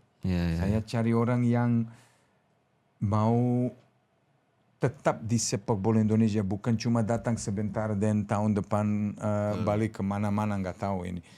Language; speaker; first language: Indonesian; non-native, fluent; Serbian